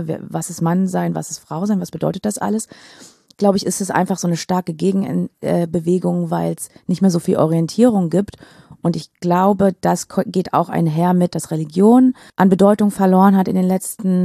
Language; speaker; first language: German; native; German